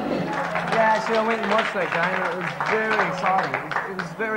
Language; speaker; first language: English; native; English